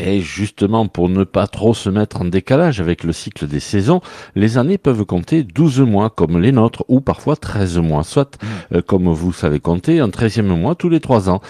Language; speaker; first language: French; native; French